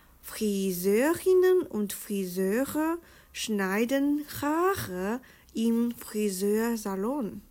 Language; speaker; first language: German; non-native, fluent; Chinese